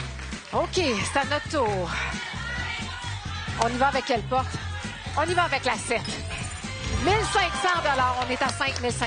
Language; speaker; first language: French; native; French